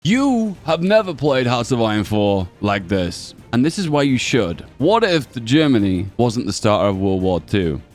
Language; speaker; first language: English; native; English